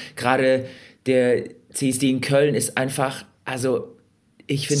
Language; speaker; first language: German; early bilingual, other home language; Russian